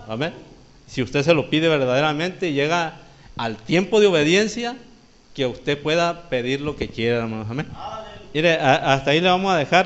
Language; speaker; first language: Spanish; native; Spanish